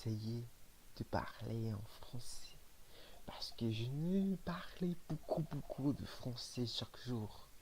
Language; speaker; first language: French; non-native, learner; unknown